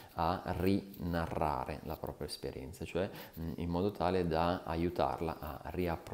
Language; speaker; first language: Italian; native; Italian